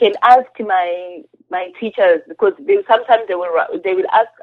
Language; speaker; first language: English; non-native, local second language; Zulu